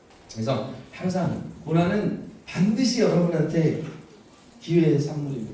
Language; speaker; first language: Korean; native; Korean